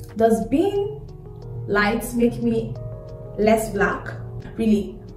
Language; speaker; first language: English; non-native, local second language; Yoruba